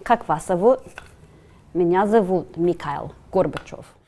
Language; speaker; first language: Russian; non-native, fluent; English